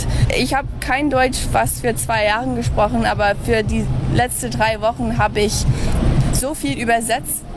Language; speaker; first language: German; early bilingual, heritage; English